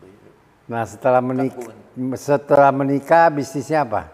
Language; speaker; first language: Indonesian; native; Indonesian